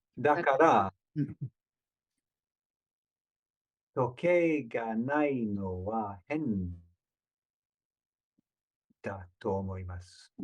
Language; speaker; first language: Japanese; non-native, learner; English